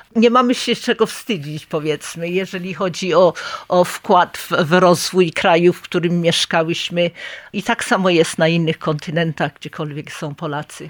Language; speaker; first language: Polish; early bilingual, heritage; Polish